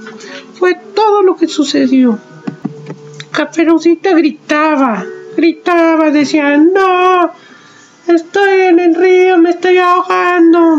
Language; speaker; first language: Spanish; native; Spanish